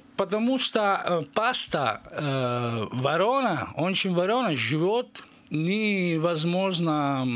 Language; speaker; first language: Russian; non-native, fluent; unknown